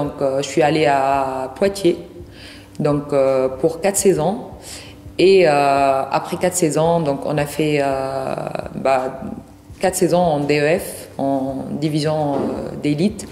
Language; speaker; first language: French; non-native, local second language; Arabic